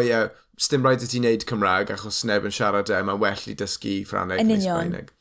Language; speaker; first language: Welsh; non-native, local second language; English